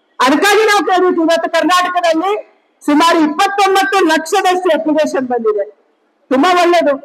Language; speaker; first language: Kannada; non-native, local second language; Tulu